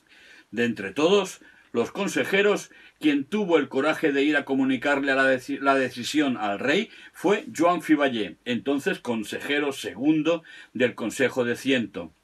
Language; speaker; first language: Spanish; non-native, local second language; Catalan